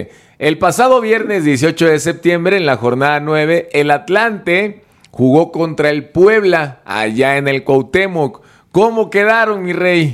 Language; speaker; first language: Spanish; native; Spanish